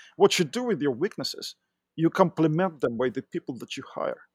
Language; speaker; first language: English; non-native, fluent; Russian